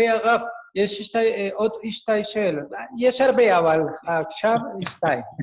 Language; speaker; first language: Hebrew; non-native, learner; Spanish